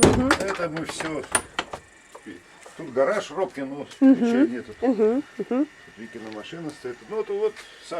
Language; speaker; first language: Russian; native; Russian